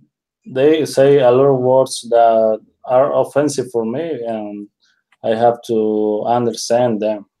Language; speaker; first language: English; non-native, learner; Spanish